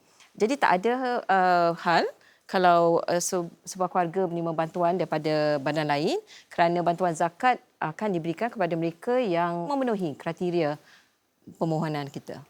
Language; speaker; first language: Malay; native; Malay